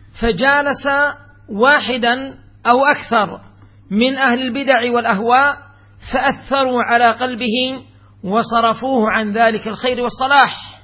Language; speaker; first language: Arabic; native; Arabic